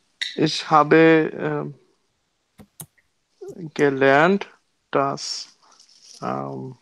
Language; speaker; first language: German; non-native, learner; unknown